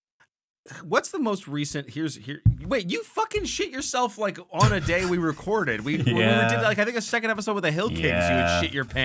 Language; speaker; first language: English; native; English